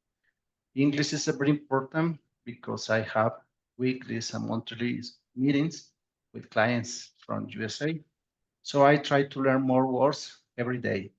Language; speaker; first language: English; non-native, learner; Spanish